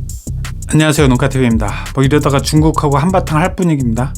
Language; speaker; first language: Korean; native; Korean